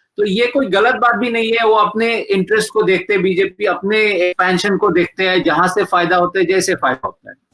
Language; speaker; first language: Hindi; non-native, local second language; Assamese